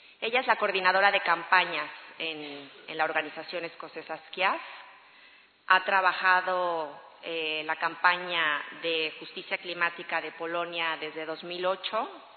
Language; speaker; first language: Spanish; native; Spanish